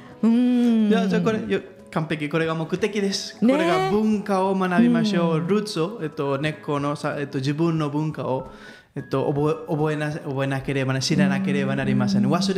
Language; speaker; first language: Japanese; non-native, learner; Catalan